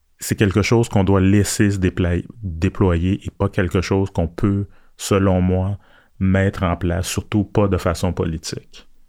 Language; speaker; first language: French; early bilingual, other home language; Haitian Creole